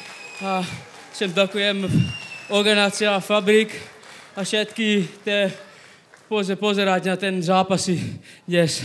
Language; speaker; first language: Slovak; early bilingual, heritage; English